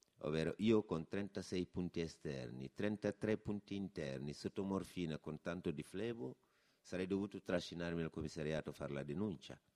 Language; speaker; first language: Italian; non-native, fluent; Wolof